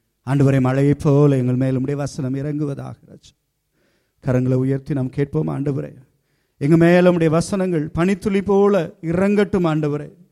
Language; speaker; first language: Tamil; native; Tamil